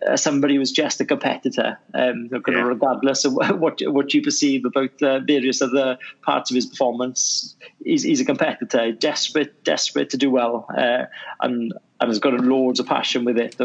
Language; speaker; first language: English; native; English